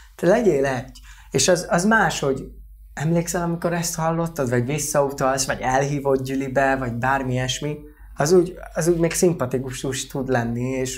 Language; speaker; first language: Hungarian; non-native, local second language; Romany